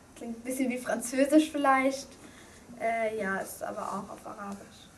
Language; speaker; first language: German; early bilingual, other home language; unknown